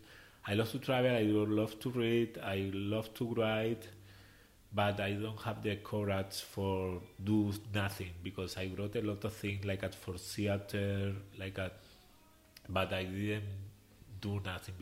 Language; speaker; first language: English; non-native, learner; Spanish